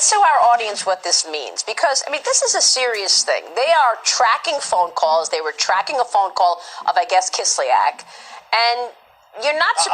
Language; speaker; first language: English; native; English